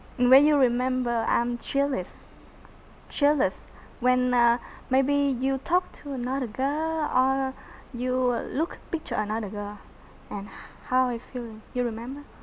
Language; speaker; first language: English; non-native, learner; Vietnamese